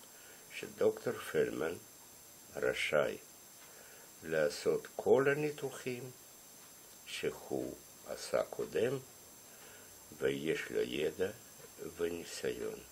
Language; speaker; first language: Hebrew; non-native, fluent; Russian